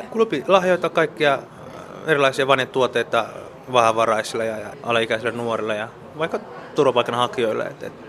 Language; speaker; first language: Finnish; early bilingual, other home language; Somali